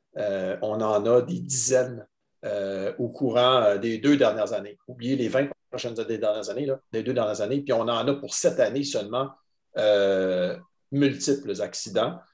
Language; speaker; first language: French; native; French